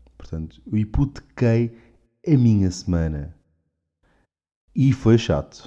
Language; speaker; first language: Portuguese; native; Portuguese